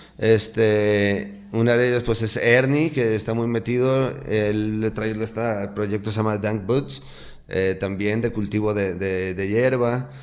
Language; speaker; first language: Spanish; native; Spanish